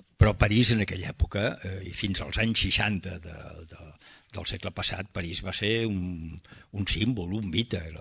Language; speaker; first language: Catalan; early bilingual, heritage; Catalan